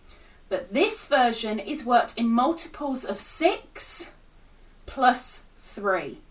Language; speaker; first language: English; native; English